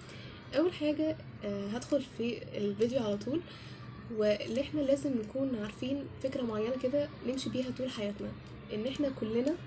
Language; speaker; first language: Arabic; native; Arabic